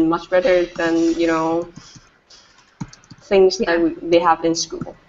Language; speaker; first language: English; non-native, fluent; Vietnamese